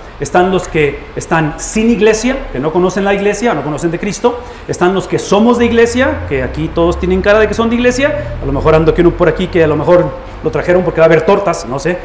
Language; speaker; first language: Spanish; native; Spanish